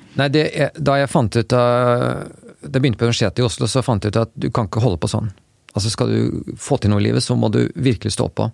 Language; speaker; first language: Norwegian; native; Norwegian